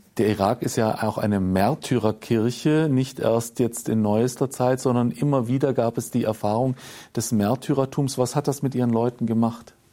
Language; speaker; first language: German; native; German